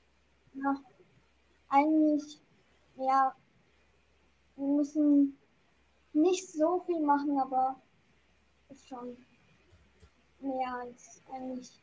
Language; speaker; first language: German; early bilingual, other home language; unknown